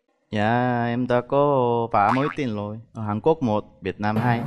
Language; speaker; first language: Vietnamese; non-native, fluent; Korean